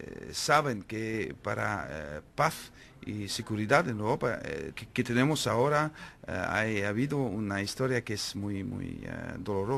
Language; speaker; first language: Spanish; non-native, learner; Dutch